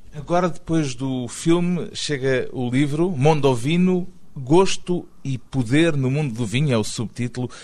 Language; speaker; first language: Portuguese; native; Portuguese